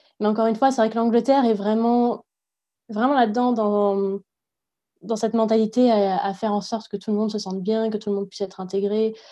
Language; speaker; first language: French; native; French